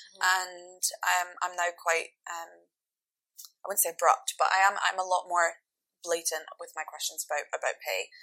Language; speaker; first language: English; native; English